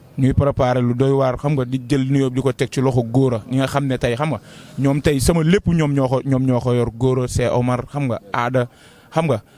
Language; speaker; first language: Wolof; native; Wolof